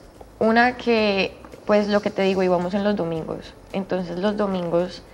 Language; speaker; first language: Spanish; native; Spanish